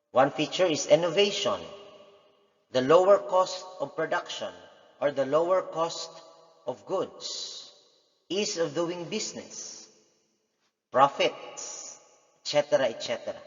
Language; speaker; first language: English; non-native, local second language; Filipino